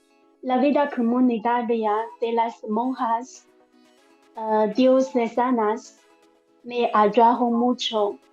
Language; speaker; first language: Spanish; non-native, learner; Chinese